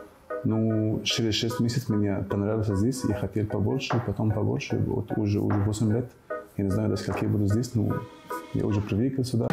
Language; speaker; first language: Russian; non-native, fluent; Arabic